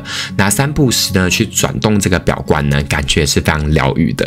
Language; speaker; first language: Chinese; native; Chinese